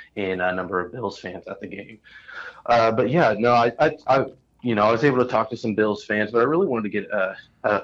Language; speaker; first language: English; native; English